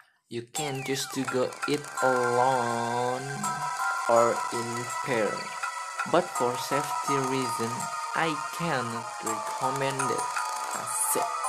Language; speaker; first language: English; non-native, learner; Indonesian